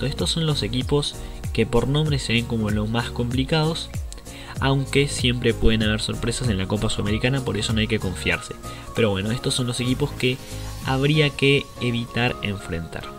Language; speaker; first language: Spanish; native; Spanish